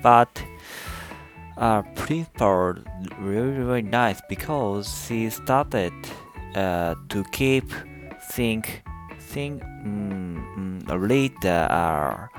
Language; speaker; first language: English; non-native, learner; Japanese